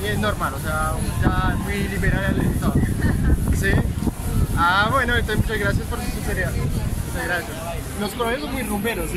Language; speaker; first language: Spanish; non-native, fluent; French